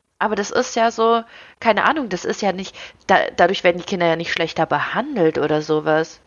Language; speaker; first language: German; early bilingual, other home language; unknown